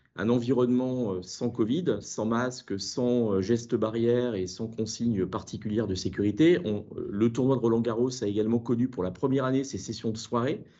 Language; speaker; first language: French; native; French